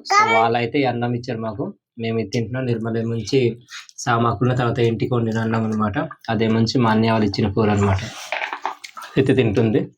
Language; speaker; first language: Telugu; non-native, local second language; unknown